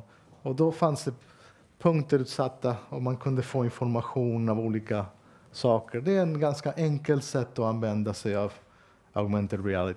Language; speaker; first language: Swedish; non-native, fluent; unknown